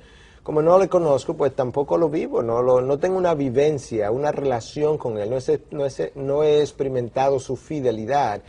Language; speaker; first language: Spanish; native; Spanish